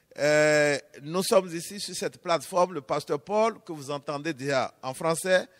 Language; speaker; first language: French; non-native, local second language; Fon